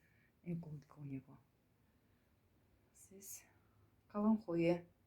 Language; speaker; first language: Russian; non-native, learner; Turkmen